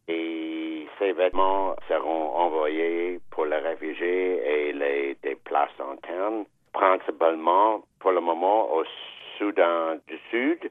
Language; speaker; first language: French; non-native, fluent; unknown